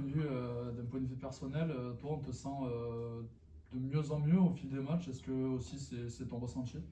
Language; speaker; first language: French; native; French